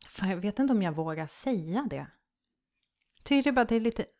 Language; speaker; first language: Swedish; native; Swedish